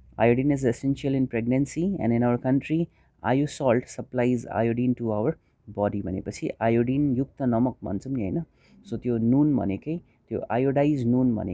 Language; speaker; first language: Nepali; non-native, local second language; Hindi